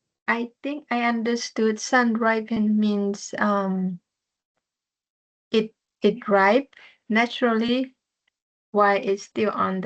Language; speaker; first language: English; non-native, learner; Thai